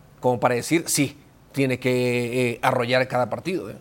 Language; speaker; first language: Spanish; native; Spanish